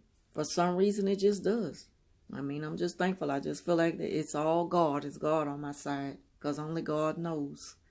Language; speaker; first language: English; native; English